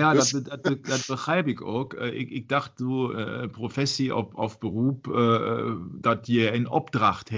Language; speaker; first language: Dutch; non-native, learner; German